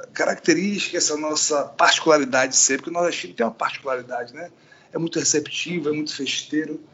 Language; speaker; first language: Portuguese; native; Portuguese